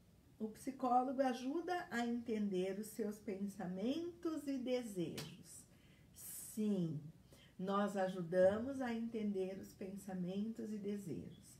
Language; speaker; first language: Portuguese; native; Portuguese